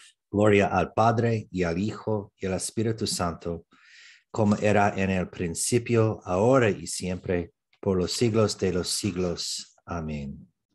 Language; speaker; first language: Spanish; non-native, learner; English